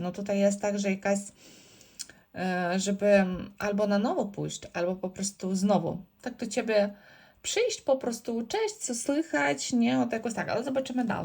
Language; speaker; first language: Polish; non-native, learner; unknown